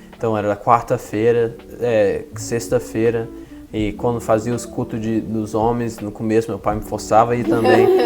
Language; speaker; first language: Portuguese; early bilingual, heritage; Portuguese